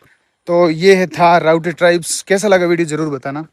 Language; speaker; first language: Hindi; native; Hindi